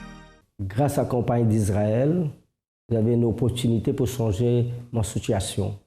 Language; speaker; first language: French; non-native, fluent; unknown